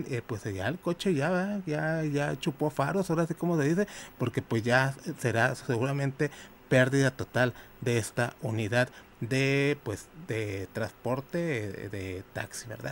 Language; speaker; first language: Spanish; native; Spanish